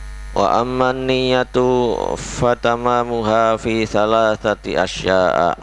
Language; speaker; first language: Arabic; non-native, fluent; Javanese